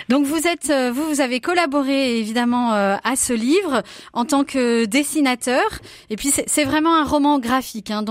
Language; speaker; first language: French; native; French